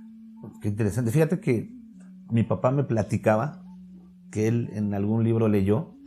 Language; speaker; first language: Spanish; native; Spanish